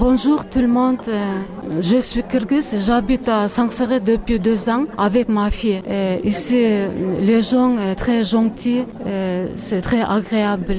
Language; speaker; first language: French; non-native, learner; Kyrgyz